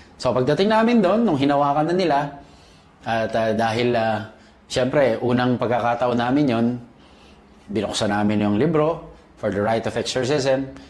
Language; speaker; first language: Filipino; native; Filipino